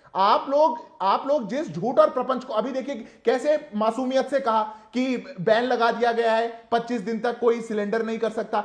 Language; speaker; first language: Hindi; native; Hindi